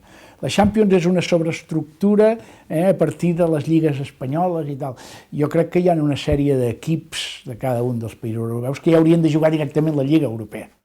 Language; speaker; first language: Catalan; native; Catalan